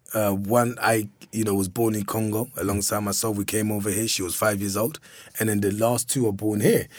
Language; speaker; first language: English; early bilingual, other home language; Lingala